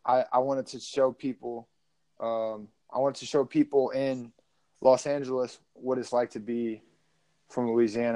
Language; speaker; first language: English; native; English